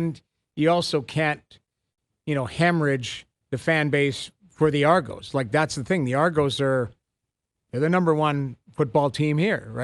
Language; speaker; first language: English; native; English